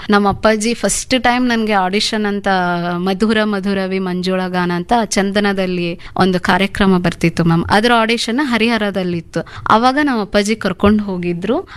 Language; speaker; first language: Kannada; non-native, local second language; Urdu